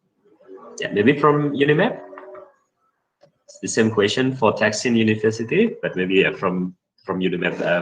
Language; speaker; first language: English; non-native, fluent; Indonesian